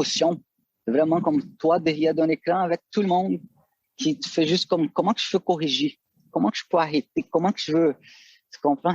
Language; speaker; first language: French; non-native, fluent; Portuguese